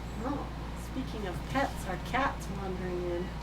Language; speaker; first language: English; native; English